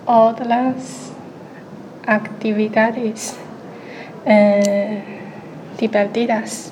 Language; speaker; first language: Spanish; non-native, learner; Chinese